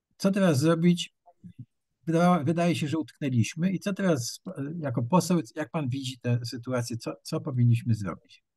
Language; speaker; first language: Polish; native; Polish